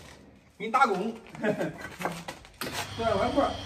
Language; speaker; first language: Chinese; native; Chinese